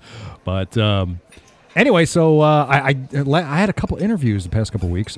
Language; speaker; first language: English; native; English